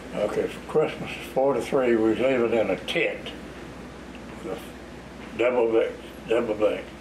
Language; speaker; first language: English; native; English